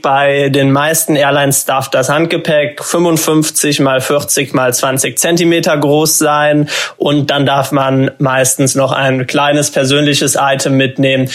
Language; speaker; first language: German; native; German